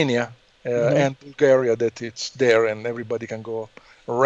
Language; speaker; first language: English; non-native, fluent; Italian